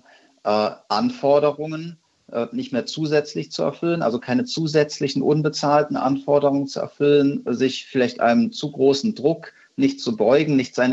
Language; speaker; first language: German; native; German